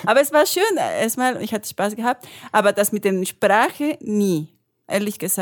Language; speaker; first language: German; non-native, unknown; Spanish